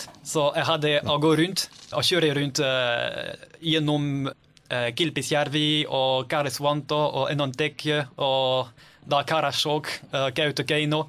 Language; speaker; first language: Norwegian; non-native, learner; French